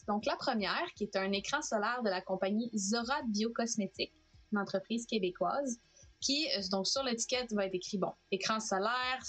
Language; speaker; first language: French; native; French